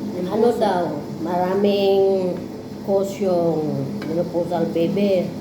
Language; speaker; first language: Filipino; non-native, local second language; Northern Hindko